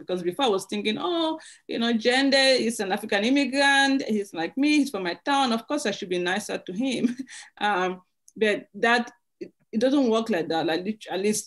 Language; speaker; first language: English; native; English